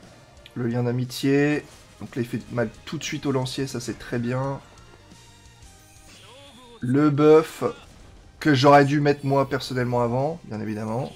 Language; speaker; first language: French; native; French